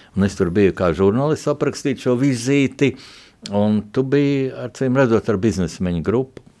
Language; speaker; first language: Latvian; native; Latvian